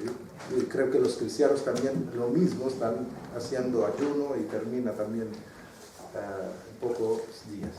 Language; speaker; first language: Spanish; non-native, fluent; Arabic